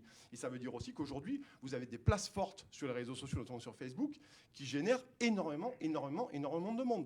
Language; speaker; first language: French; native; French